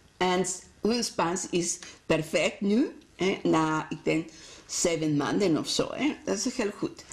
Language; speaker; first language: Dutch; non-native, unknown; Spanish